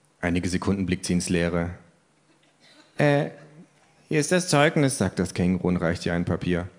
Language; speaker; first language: German; native; German